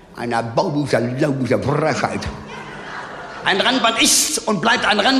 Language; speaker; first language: German; native; German